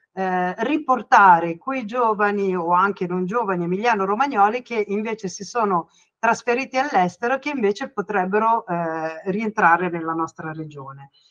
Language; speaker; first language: Italian; native; Italian